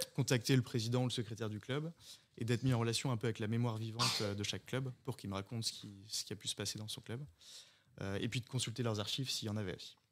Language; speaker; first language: French; native; French